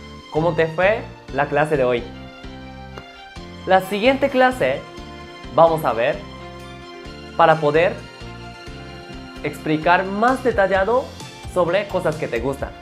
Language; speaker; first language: Spanish; non-native, fluent; Japanese